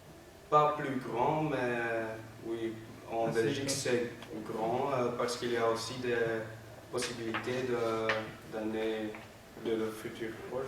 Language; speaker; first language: French; non-native, learner; Dutch